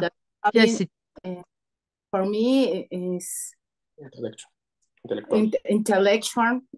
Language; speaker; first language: English; non-native, learner; Spanish